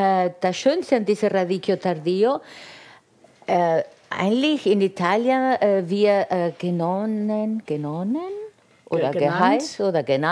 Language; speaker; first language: German; non-native, fluent; Italian